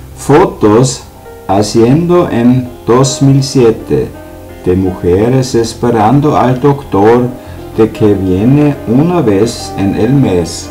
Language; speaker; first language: Spanish; non-native, learner; German